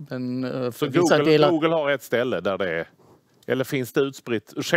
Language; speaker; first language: Swedish; native; Swedish